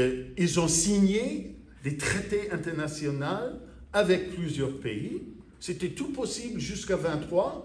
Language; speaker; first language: French; non-native, fluent; English